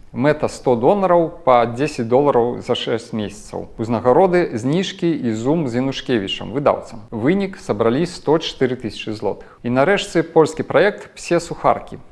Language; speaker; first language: Belarusian; non-native, local second language; Russian